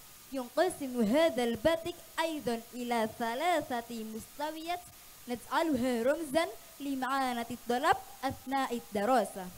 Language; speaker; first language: Arabic; non-native, learner; Indonesian